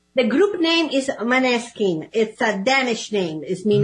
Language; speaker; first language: English; non-native, fluent; Italian